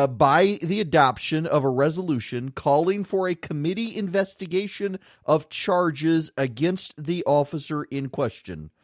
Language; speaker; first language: English; native; English